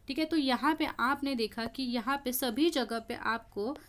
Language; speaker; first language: Hindi; non-native, local second language; Marathi